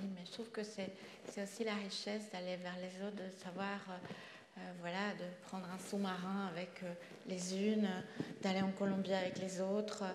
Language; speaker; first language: French; non-native, fluent; Spanish